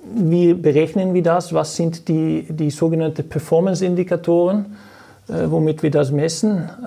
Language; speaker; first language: German; non-native, fluent; Norwegian